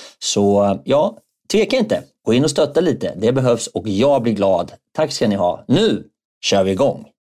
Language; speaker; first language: Swedish; native; Swedish